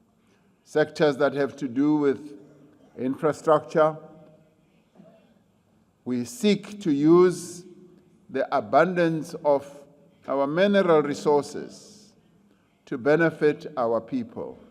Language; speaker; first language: English; non-native, local second language; Venda